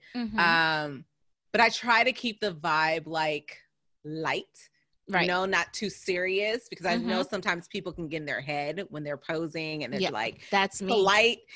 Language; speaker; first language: English; native; English